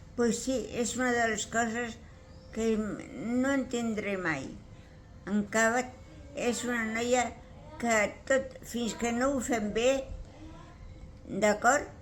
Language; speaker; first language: Catalan; non-native, local second language; Spanish